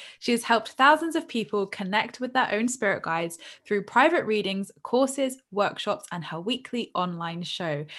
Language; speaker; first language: English; native; English